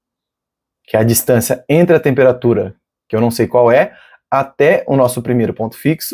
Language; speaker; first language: Portuguese; native; Portuguese